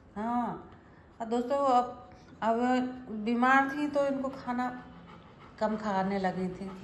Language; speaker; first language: Hindi; native; Hindi